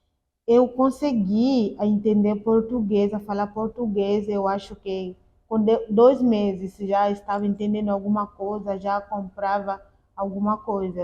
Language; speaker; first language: Portuguese; non-native, learner; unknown